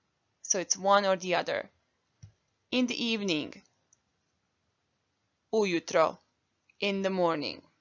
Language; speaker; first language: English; non-native, fluent; Bosnian